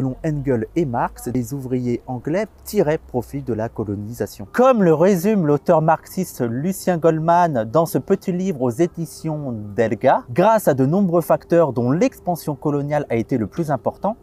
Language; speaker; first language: French; native; French